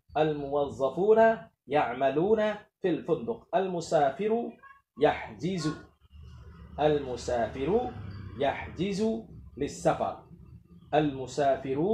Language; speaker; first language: Arabic; non-native, fluent; Indonesian